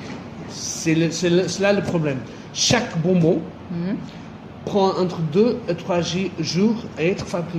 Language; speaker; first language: French; non-native, fluent; Portuguese